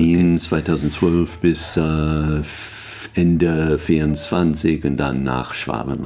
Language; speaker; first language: German; non-native, learner; English